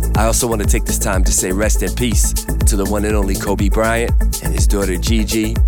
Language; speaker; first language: English; native; English